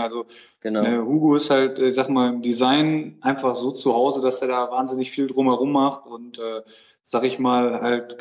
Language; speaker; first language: German; native; German